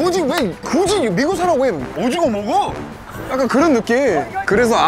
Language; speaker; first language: Korean; non-native, learner; English